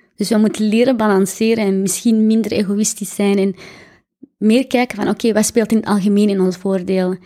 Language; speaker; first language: Dutch; early bilingual, other home language; Arabic